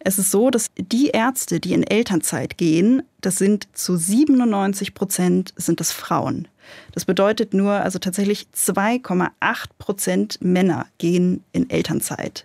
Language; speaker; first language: German; native; German